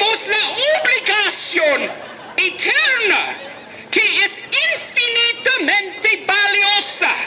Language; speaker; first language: Spanish; non-native, learner; English